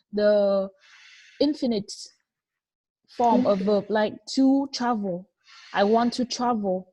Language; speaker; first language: English; non-native, fluent; Vietnamese